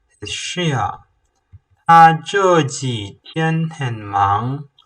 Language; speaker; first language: Chinese; non-native, fluent; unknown